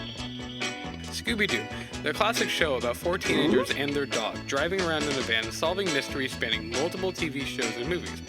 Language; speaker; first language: English; native; English